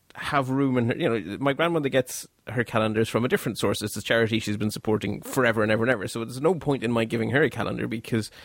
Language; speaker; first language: English; non-native, fluent; Dutch